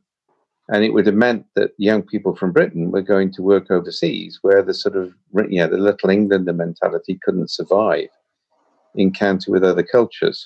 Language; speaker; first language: English; native; English